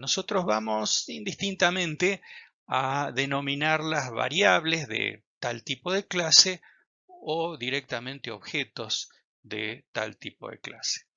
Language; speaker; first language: Spanish; native; Spanish